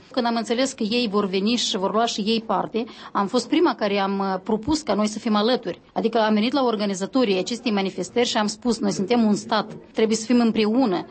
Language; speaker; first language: Romanian; native; Romanian